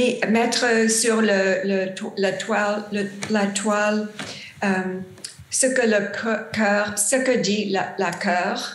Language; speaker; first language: French; non-native, learner; English